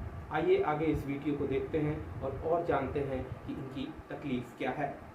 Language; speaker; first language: Hindi; native; Hindi